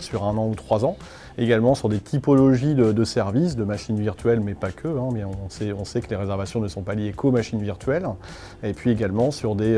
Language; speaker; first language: French; native; French